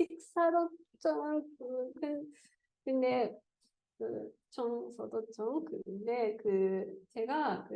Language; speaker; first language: Korean; non-native, learner; Japanese